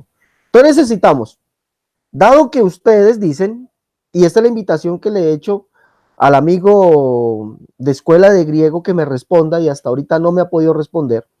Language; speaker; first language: Spanish; native; Spanish